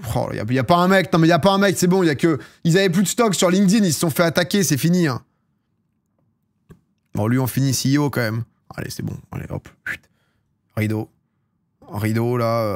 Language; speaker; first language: French; native; French